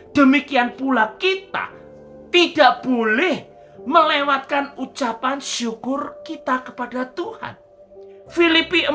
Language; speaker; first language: Indonesian; native; Indonesian